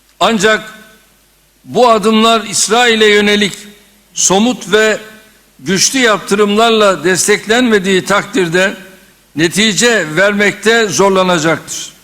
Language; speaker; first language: Turkish; native; Turkish